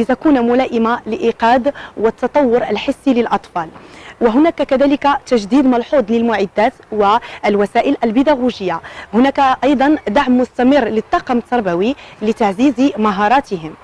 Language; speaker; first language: Arabic; native; Arabic